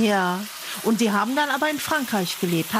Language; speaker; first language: German; native; German